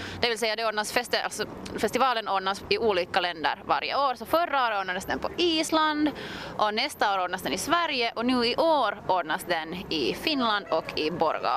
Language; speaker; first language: Swedish; native; Swedish